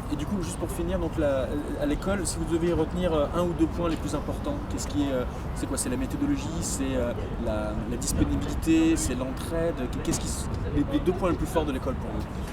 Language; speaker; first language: French; native; French